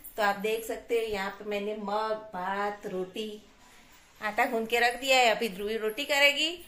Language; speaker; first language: Hindi; non-native, local second language; Gujarati